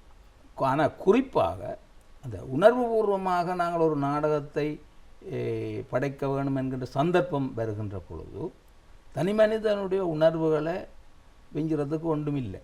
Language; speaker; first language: Tamil; native; Tamil